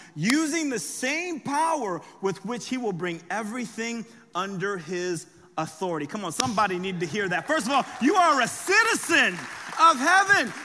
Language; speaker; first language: English; early bilingual, other home language; French